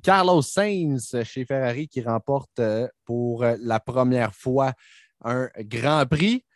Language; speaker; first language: French; native; French